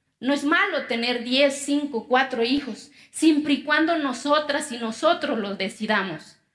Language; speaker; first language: Spanish; non-native, local second language; Zapotec